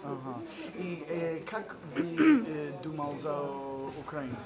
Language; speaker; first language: Russian; non-native, learner; English